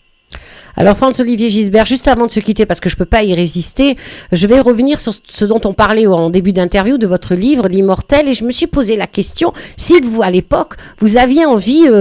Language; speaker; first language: French; native; French